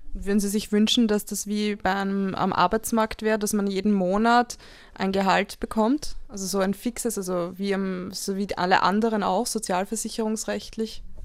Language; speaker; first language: German; native; German